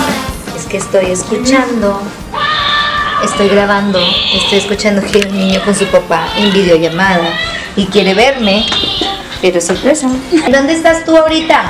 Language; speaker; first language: Spanish; native; Spanish